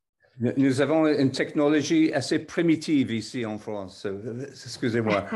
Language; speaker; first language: French; non-native, fluent; English